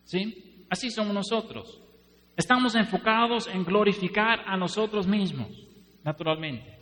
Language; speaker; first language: Spanish; non-native, fluent; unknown